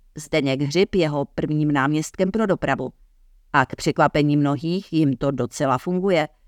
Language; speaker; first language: Czech; native; Czech